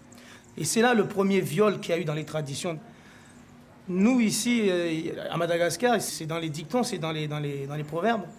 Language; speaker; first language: French; non-native, local second language; Malagasy